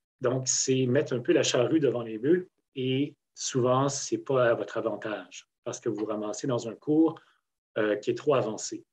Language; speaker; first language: French; native; French